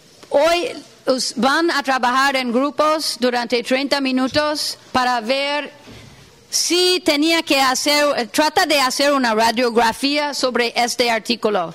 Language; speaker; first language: Spanish; non-native, fluent; English